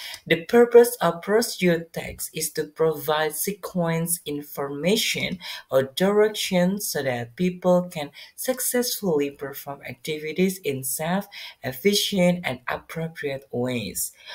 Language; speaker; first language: English; non-native, fluent; Indonesian